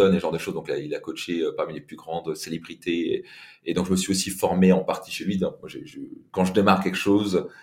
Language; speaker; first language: French; native; French